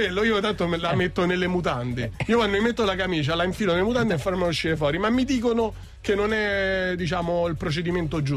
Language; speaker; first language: Italian; native; Italian